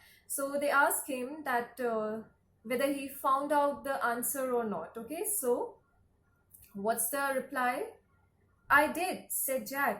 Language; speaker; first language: English; non-native, local second language; Hindi